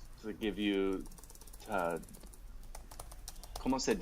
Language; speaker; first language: Spanish; non-native, learner; English